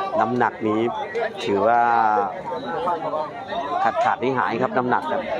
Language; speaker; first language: Thai; native; Thai